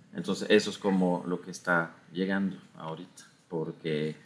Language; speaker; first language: Spanish; non-native, fluent; French